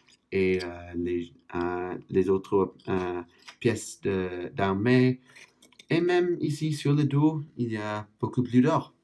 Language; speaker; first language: French; non-native, fluent; English